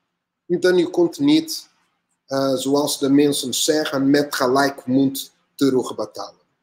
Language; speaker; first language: Dutch; non-native, learner; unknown